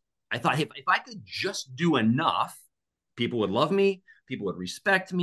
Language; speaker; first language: English; native; English